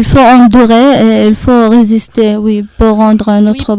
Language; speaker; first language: French; non-native, learner; Arabic